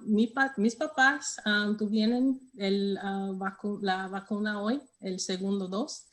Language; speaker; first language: Spanish; non-native, learner; English